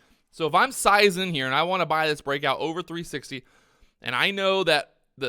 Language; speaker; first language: English; native; English